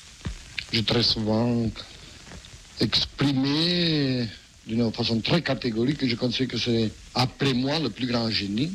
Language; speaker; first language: French; non-native, fluent; Catalan